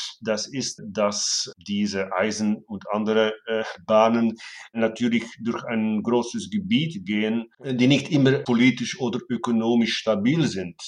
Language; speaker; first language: German; non-native, fluent; Dutch